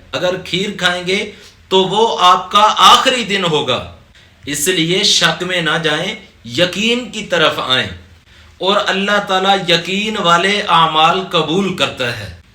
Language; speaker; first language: Urdu; non-native, local second language; Saraiki